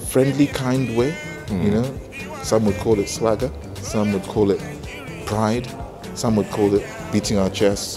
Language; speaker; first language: English; non-native, local second language; Igbo